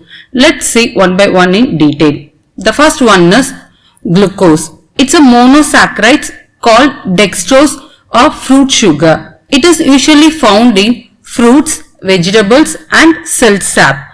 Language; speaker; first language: English; non-native, local second language; Tamil